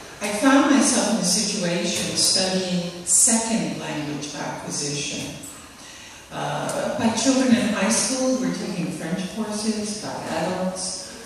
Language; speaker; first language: English; native; English